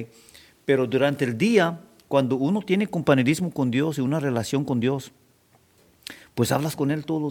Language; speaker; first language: Spanish; early bilingual, heritage; Spanish